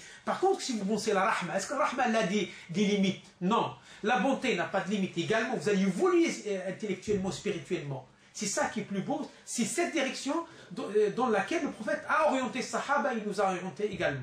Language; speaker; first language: French; non-native, local second language; Arabic